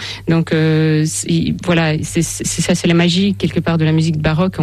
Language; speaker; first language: French; non-native, fluent; Russian